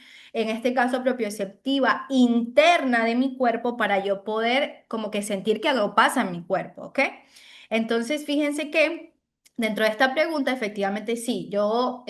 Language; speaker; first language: Spanish; native; Spanish